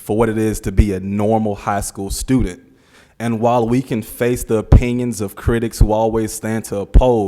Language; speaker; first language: English; native; English